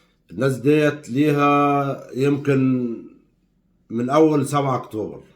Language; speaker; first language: Arabic; native; Arabic